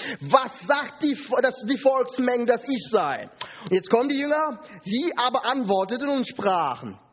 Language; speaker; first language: German; non-native, fluent; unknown